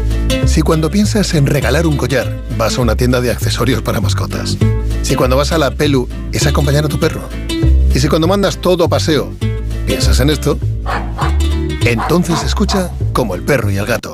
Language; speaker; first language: Spanish; native; Spanish